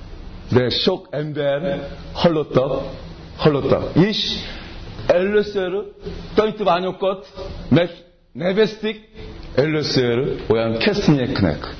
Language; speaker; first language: Hungarian; non-native, learner; Korean